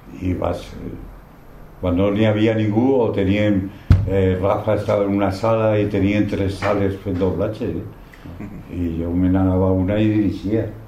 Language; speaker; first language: Catalan; non-native, local second language; Spanish